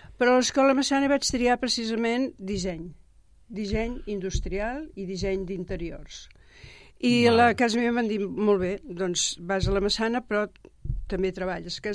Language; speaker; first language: Catalan; native; Catalan